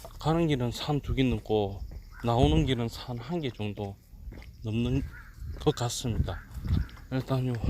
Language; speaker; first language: Korean; native; Korean